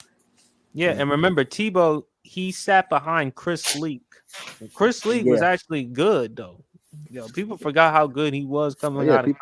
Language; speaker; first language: English; native; English